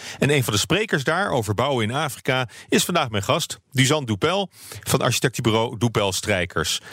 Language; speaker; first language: Dutch; native; Dutch